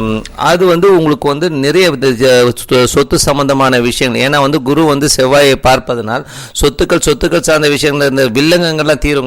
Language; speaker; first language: Tamil; native; Tamil